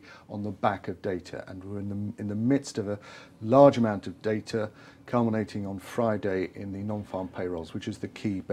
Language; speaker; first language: English; native; English